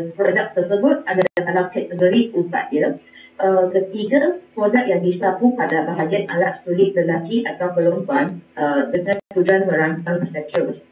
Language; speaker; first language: Malay; non-native, local second language; Chinese